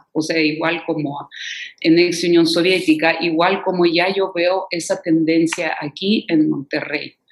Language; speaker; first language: Spanish; non-native, fluent; Russian